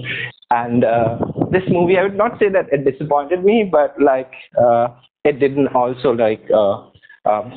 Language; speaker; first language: English; non-native, local second language; Bangla